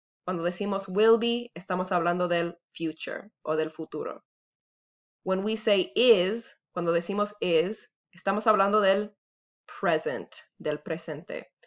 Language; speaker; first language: Spanish; non-native, fluent; English